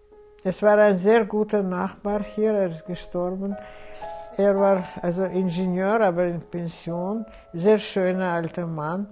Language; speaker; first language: German; non-native, fluent; Russian